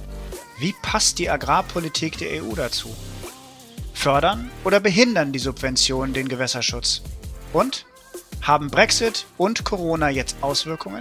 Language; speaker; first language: German; native; German